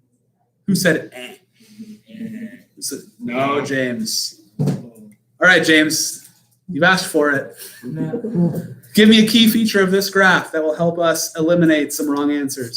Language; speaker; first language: English; native; English